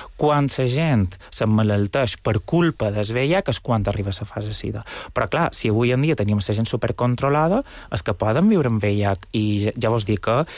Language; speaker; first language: Catalan; native; Catalan